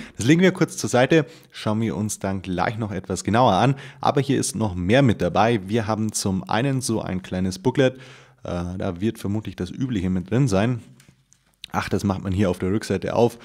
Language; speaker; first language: German; native; German